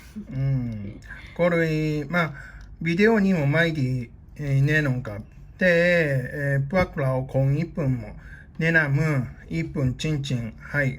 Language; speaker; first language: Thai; non-native, learner; Japanese